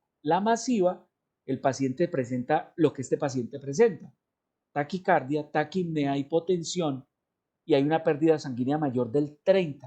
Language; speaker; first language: Spanish; native; Spanish